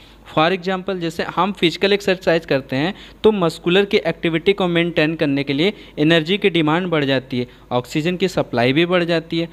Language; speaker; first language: Hindi; native; Hindi